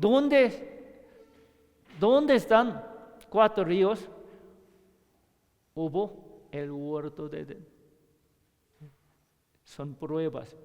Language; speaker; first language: Spanish; non-native, learner; Korean